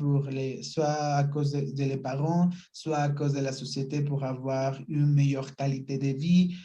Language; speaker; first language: French; non-native, learner; Spanish